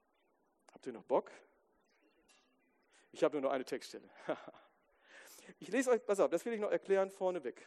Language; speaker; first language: German; native; German